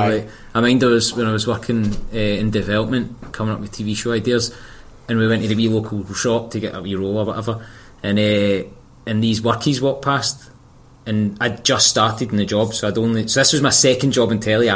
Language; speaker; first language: English; native; English